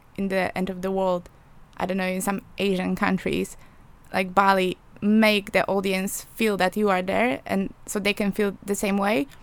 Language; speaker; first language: English; non-native, fluent; Polish